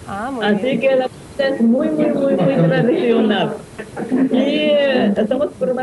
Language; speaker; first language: Spanish; non-native, learner; Japanese